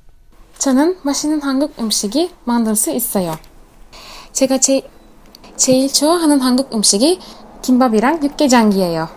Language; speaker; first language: Korean; non-native, learner; Turkish